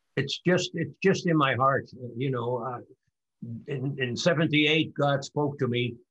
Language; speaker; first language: English; non-native, fluent; Dutch